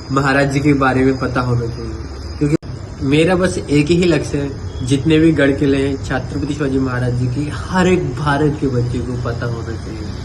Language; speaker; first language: Hindi; native; Hindi